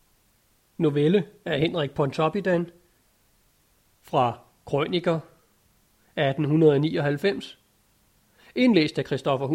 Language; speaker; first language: Danish; native; Danish